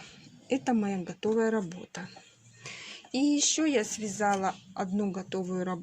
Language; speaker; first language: Russian; native; Russian